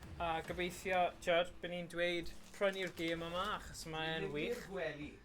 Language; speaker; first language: Welsh; non-native, local second language; English